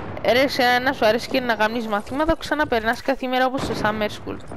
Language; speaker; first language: Greek; native; Greek